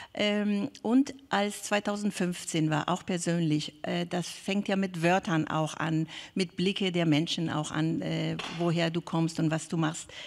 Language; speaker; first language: German; non-native, fluent; Persian